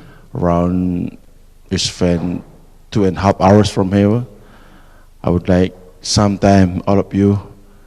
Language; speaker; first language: English; non-native, fluent; Indonesian